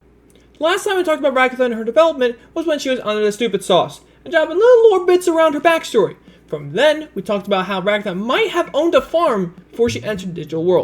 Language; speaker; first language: English; native; English